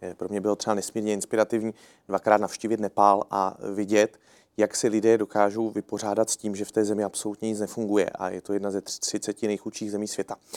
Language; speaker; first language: Czech; native; Czech